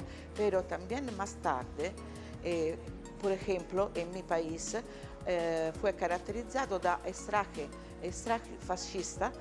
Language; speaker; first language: Spanish; non-native, learner; Italian